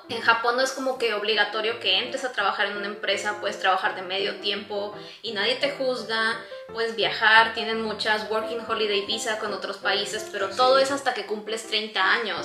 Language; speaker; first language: Spanish; native; Spanish